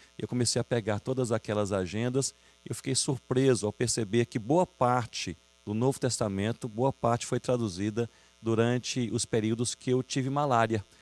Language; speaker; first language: Portuguese; native; Portuguese